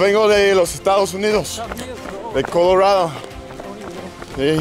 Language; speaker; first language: Spanish; non-native, learner; English